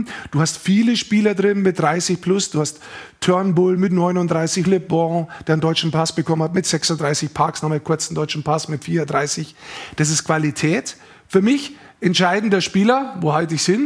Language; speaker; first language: German; native; German